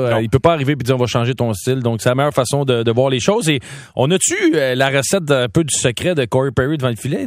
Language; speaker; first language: French; native; French